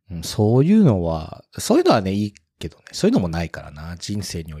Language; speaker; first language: Japanese; native; Japanese